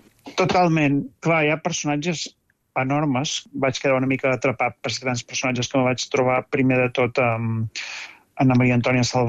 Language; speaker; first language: Catalan; native; Catalan